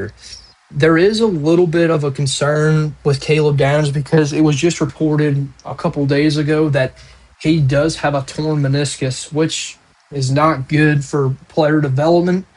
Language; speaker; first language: English; native; English